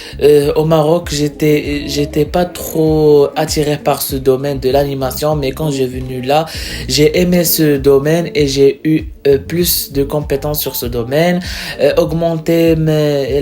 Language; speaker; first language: French; non-native, local second language; Arabic